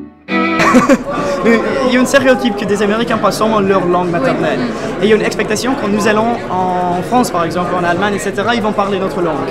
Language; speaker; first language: French; non-native, fluent; English